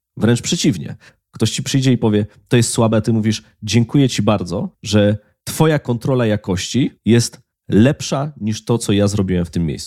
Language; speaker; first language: Polish; native; Polish